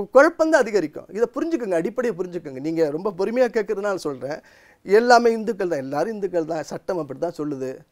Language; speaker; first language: Tamil; native; Tamil